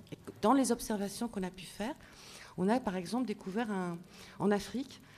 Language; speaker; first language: French; native; French